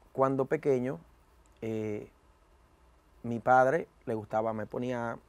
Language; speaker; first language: Spanish; native; Spanish